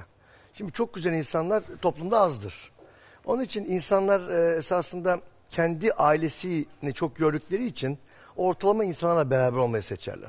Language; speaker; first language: Turkish; native; Turkish